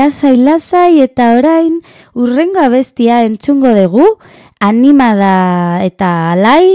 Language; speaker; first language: Basque; non-native, learner; Spanish